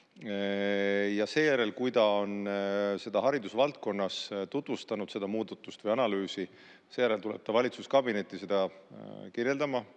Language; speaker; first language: Estonian; native; Estonian